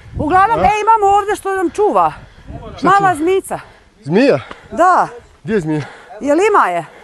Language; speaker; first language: Bosnian; native; Bosnian